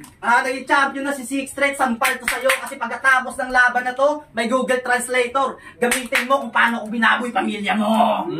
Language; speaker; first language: Filipino; non-native, local second language; Hiligaynon